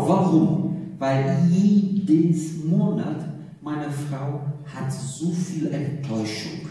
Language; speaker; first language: German; non-native, learner; Portuguese